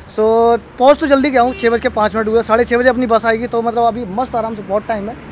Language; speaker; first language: Hindi; native; Hindi